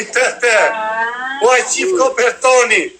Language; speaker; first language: Italian; non-native, learner; Albanian